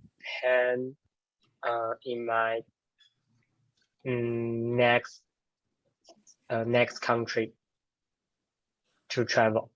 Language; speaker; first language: English; non-native, learner; Chinese